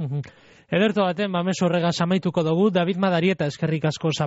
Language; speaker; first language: Basque; native; Basque